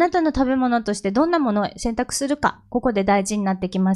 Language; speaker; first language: Japanese; non-native, fluent; Korean